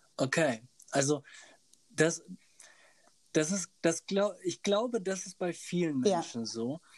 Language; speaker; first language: German; early bilingual, other home language; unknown